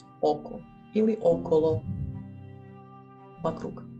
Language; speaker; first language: Russian; non-native, fluent; Serbian